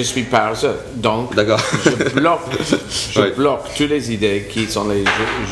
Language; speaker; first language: French; non-native, learner; English